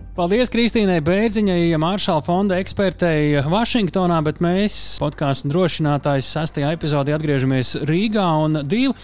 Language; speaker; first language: Latvian; native; Latvian